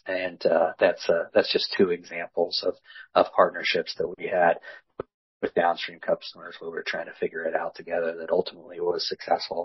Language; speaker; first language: English; native; English